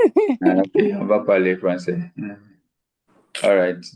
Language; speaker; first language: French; non-native, fluent; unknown